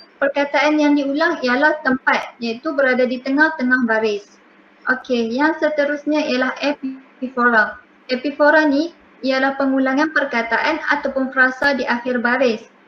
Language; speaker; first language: Malay; native; Malay